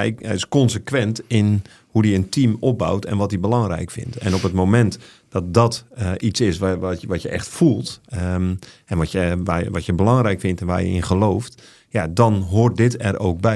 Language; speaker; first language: Dutch; native; Dutch